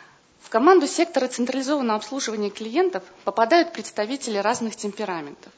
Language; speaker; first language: Russian; native; Russian